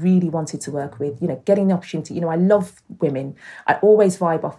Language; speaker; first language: English; native; English